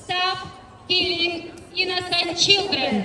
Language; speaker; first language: English; non-native, fluent; Ukrainian